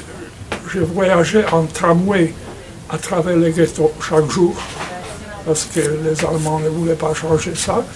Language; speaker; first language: French; non-native, fluent; Polish